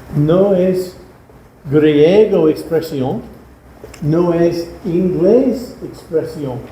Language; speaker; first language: Spanish; non-native, learner; English